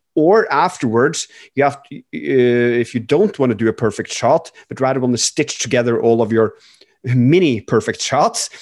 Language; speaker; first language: English; non-native, fluent; Norwegian